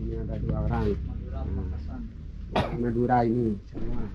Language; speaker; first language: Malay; non-native, local second language; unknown